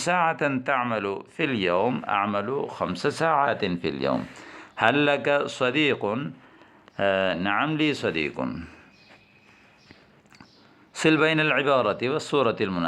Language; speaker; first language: Arabic; non-native, fluent; Urdu